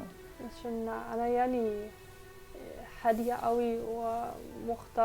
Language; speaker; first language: Arabic; non-native, learner; Dutch